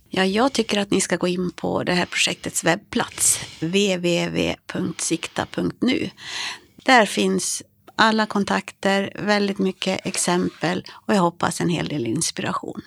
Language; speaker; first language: Swedish; native; Swedish